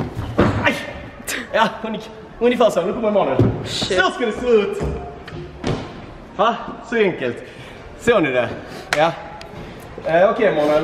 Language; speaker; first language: Swedish; native; Swedish